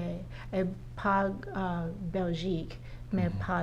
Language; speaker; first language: French; non-native, learner; English